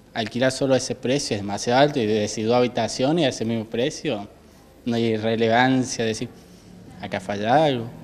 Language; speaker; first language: Spanish; native; Spanish